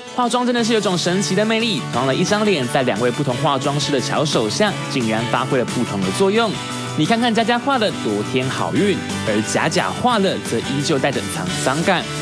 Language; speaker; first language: Chinese; native; Chinese